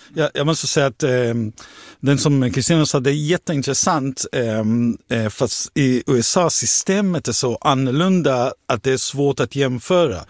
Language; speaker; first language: Swedish; non-native, fluent; Hebrew